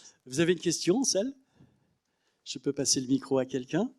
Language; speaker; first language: French; native; French